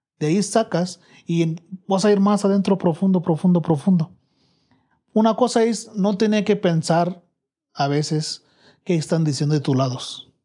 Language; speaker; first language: Spanish; non-native, learner; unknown